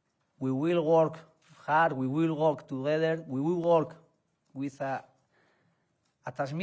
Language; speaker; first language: English; non-native, learner; Spanish